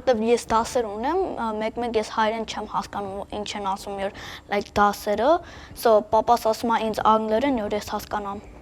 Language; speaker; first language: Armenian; early bilingual, heritage; Armenian